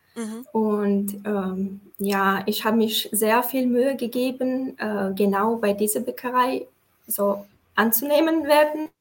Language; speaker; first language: German; non-native, fluent; Tajik